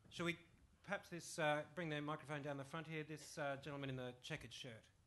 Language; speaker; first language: English; native; English